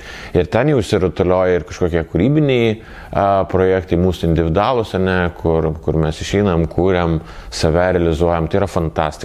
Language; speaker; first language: Lithuanian; native; Lithuanian